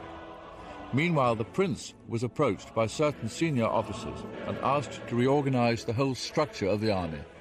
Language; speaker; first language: English; native; English